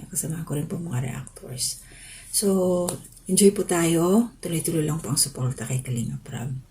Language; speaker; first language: Filipino; non-native, local second language; Waray